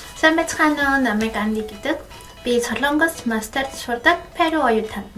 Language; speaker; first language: Mongolian; non-native, learner; Spanish